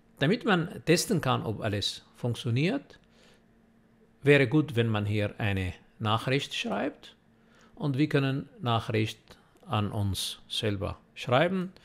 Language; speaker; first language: German; non-native, fluent; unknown